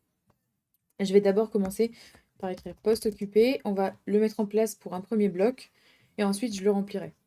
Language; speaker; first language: French; native; French